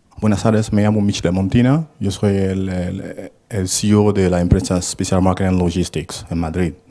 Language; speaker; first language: Spanish; non-native, fluent; Haitian Creole